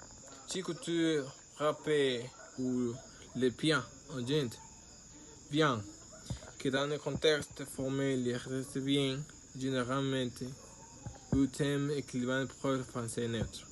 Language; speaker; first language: French; non-native, learner; Spanish